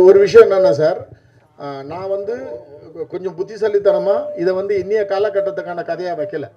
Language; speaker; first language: Tamil; native; Tamil